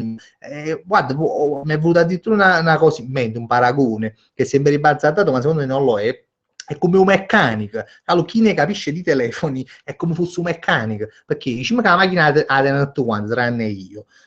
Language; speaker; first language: Italian; native; Italian